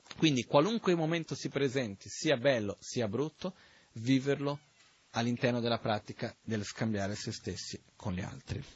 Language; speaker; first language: Italian; non-native, fluent; Portuguese